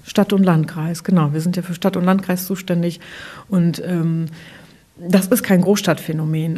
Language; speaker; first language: German; native; German